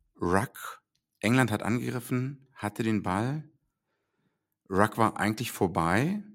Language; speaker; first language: German; native; German